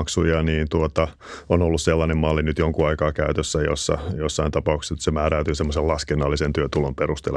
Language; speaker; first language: Finnish; native; Finnish